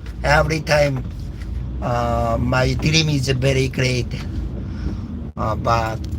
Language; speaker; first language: English; non-native, learner; Korean